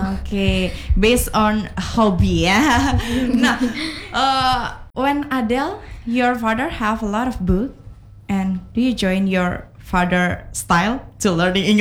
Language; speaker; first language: English; non-native, learner; Indonesian